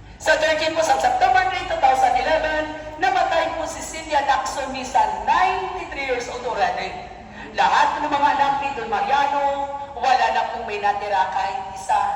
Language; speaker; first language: Filipino; non-native, local second language; Hiligaynon